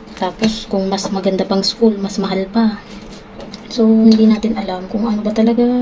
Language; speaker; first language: Filipino; native; Filipino